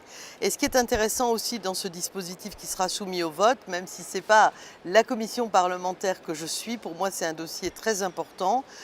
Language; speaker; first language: French; native; French